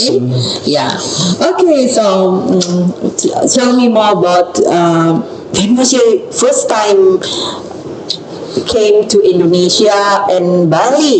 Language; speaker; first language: English; non-native, learner; Indonesian